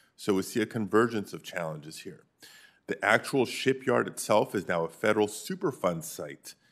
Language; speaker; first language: English; native; English